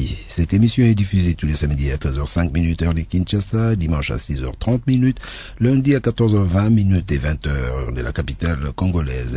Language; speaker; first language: French; native; French